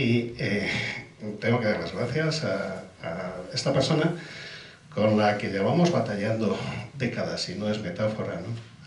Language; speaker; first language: Spanish; native; Spanish